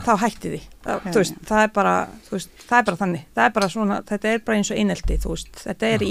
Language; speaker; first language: Icelandic; non-native, fluent; Bosnian